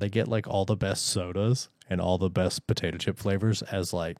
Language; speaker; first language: English; native; English